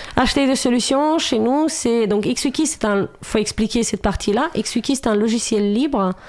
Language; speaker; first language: French; non-native, fluent; Romanian